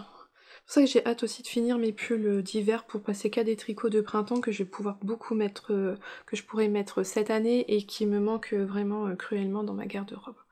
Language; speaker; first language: French; native; French